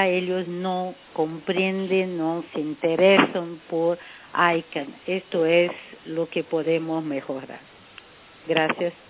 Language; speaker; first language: Spanish; non-native, fluent; Portuguese